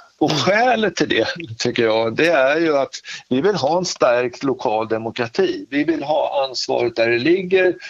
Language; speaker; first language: Swedish; native; Swedish